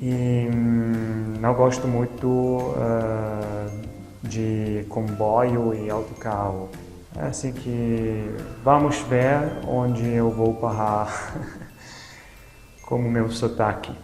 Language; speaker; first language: Portuguese; non-native, fluent; Italian